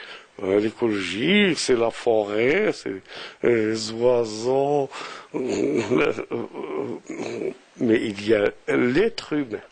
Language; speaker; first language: French; non-native, local second language; Arabic